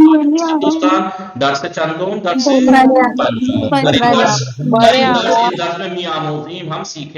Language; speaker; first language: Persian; non-native, fluent; Urdu